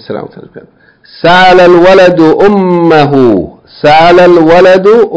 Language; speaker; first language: Arabic; non-native, fluent; English